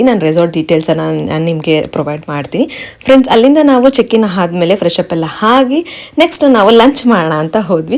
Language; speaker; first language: Kannada; native; Kannada